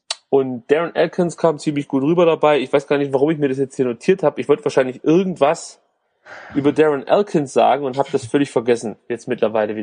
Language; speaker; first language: German; native; German